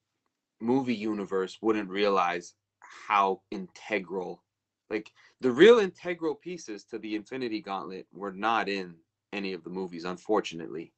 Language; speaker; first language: English; native; English